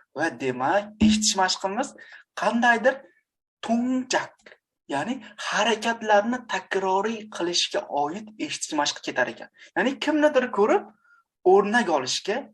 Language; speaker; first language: Uzbek; native; Uzbek